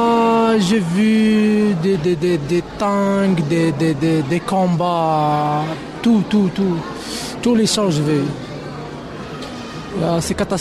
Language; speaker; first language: French; non-native, learner; Arabic